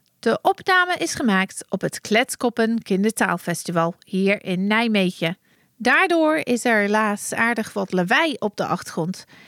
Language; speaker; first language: Dutch; non-native, fluent; English